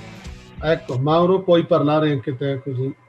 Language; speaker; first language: Italian; non-native, learner; Hindi